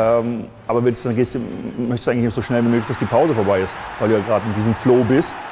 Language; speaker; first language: German; native; German